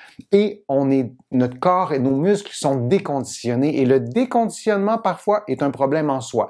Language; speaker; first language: French; native; French